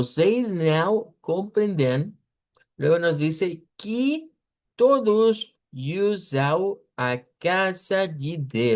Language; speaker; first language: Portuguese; non-native, fluent; Spanish